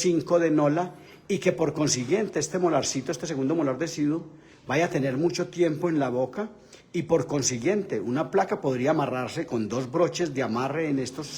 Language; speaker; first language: Spanish; native; Spanish